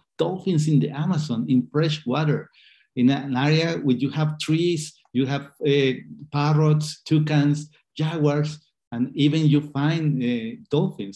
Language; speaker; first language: English; non-native, fluent; Spanish